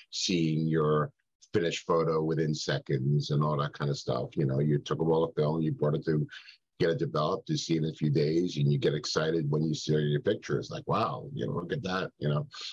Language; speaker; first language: English; native; English